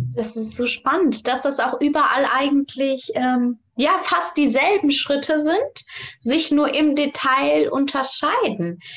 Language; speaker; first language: German; native; German